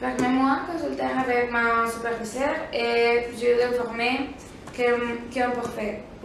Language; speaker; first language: French; non-native, learner; Spanish